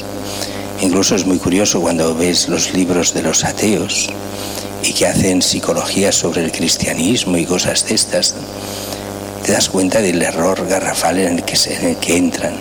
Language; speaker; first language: Spanish; native; Spanish